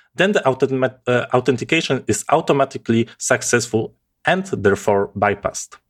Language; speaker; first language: English; non-native, fluent; Polish